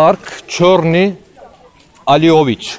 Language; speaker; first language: Russian; non-native, learner; Turkish